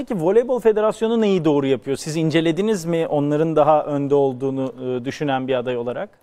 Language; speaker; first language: Turkish; native; Turkish